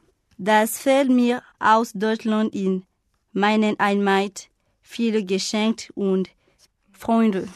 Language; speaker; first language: German; non-native, learner; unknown